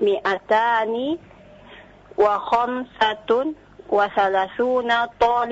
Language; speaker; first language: Arabic; non-native, learner; Indonesian